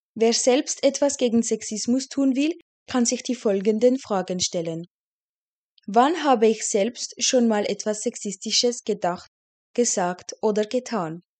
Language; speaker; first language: German; non-native, fluent; French